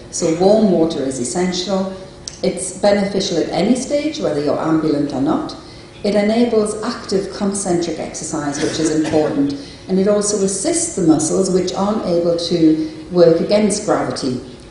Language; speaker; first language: English; native; English